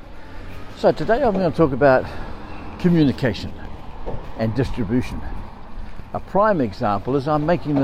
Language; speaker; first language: English; native; English